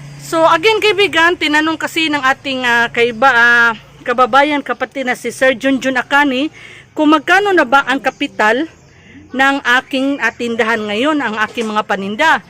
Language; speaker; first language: Filipino; non-native, local second language; Cebuano